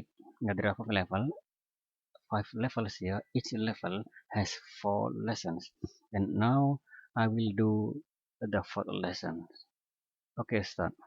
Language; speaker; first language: English; non-native, fluent; Indonesian